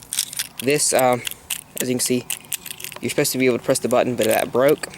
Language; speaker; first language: English; native; English